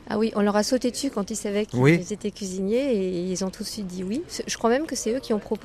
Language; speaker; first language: French; native; French